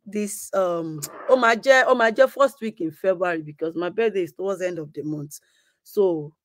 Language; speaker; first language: English; non-native, local second language; Yoruba